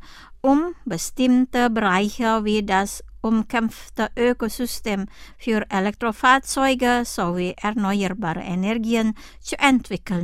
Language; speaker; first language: German; non-native, fluent; Indonesian